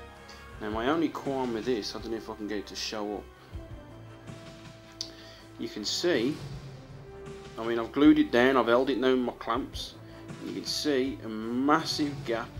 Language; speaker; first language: English; native; English